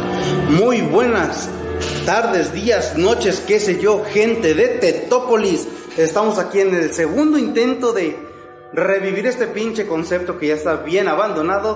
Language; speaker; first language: Spanish; native; Spanish